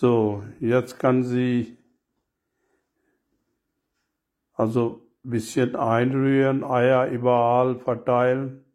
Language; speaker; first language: German; non-native, learner; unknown